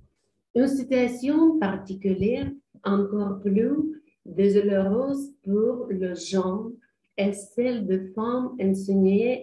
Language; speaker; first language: French; non-native, learner; Ukrainian